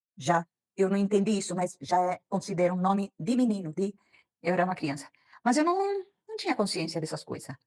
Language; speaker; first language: Portuguese; early bilingual, other home language; Spanish